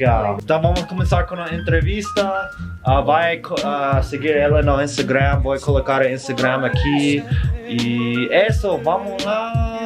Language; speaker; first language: Portuguese; non-native, learner; English